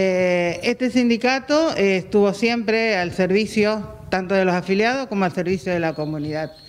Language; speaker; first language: Spanish; native; Spanish